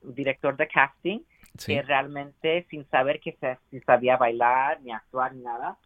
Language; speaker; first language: Spanish; early bilingual, heritage; Spanish